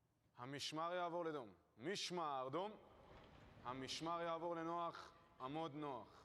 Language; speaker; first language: Hebrew; native; Hebrew